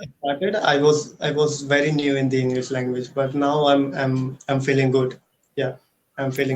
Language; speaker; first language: English; non-native, learner; Hindi